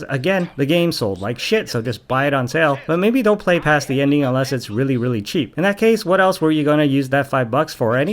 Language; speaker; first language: English; native; English